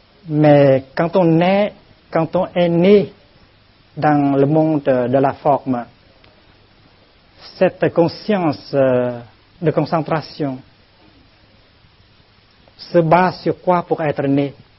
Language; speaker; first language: French; non-native, fluent; Vietnamese